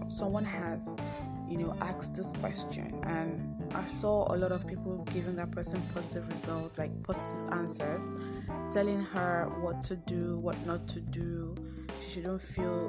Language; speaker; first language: English; non-native, local second language; Igbo